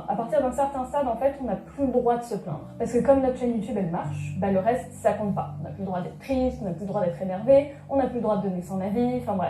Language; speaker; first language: French; native; French